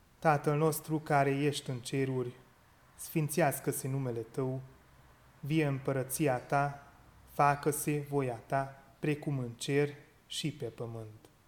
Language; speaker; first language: Romanian; non-native, local second language; Hungarian